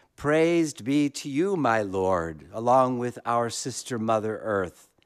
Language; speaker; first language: English; native; English